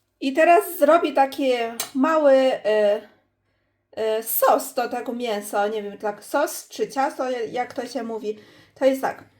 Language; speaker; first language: Polish; non-native, learner; Chinese